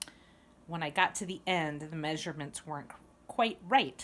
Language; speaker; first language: English; native; English